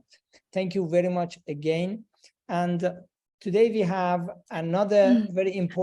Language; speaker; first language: English; non-native, fluent; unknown